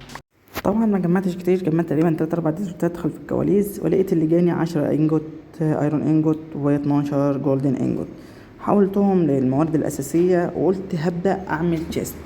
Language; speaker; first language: Arabic; native; Arabic